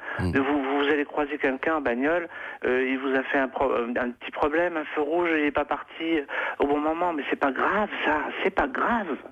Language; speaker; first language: French; native; French